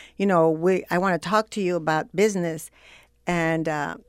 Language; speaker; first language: English; native; English